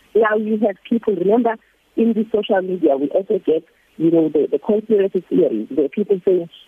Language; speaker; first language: English; non-native, local second language; Zulu